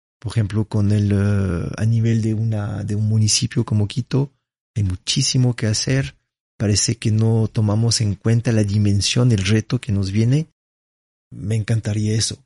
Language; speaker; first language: Spanish; non-native, fluent; French